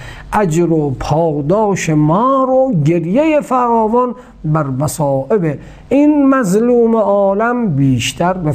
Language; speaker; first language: Persian; native; Persian